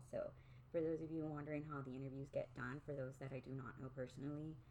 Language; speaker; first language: English; early bilingual, other home language; Spanish